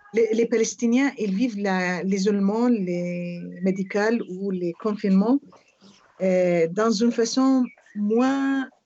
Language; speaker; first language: French; non-native, fluent; Arabic